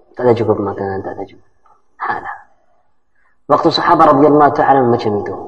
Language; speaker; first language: Malay; non-native, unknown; Arabic